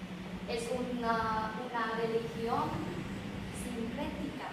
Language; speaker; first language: Spanish; non-native, learner; Vietnamese